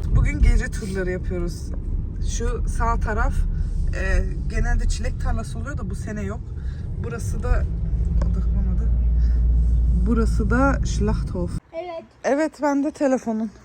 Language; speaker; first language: Turkish; early bilingual, heritage; Turkish